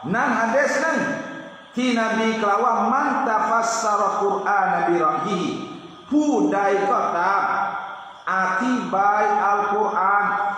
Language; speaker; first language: Thai; non-native, local second language; Pattani Malay